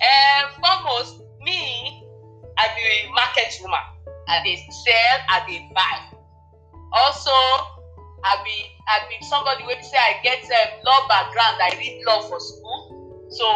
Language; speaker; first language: Nigerian Pidgin; non-native, local second language; Yoruba